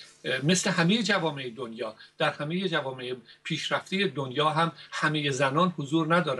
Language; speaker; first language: Persian; native; Persian